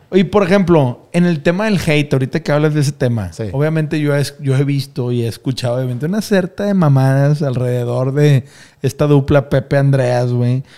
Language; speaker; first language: Spanish; native; Spanish